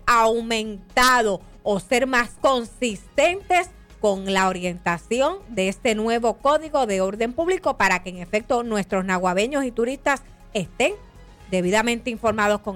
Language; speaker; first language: Spanish; native; Spanish